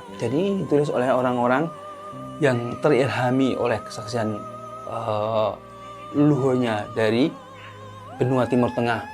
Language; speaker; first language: Indonesian; native; Indonesian